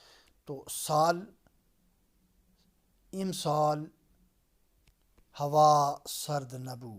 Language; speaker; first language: Persian; non-native, fluent; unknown